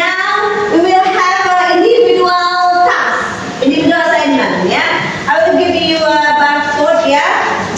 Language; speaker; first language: English; non-native, fluent; Indonesian